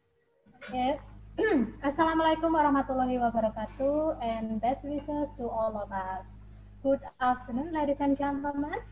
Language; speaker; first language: English; non-native, learner; Indonesian